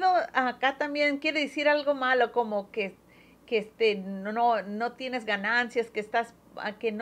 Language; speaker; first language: Spanish; early bilingual, heritage; Spanish